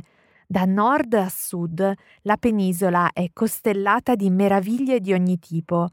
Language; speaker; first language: Italian; native; Italian